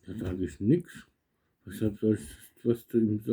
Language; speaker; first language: German; native; German